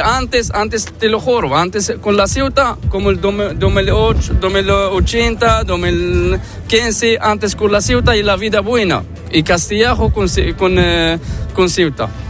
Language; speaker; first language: Spanish; non-native, learner; Arabic